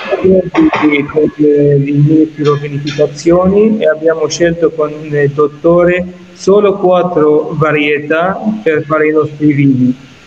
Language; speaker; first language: Italian; non-native, fluent; Arabic